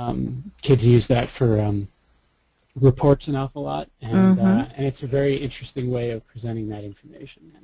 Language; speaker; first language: English; native; English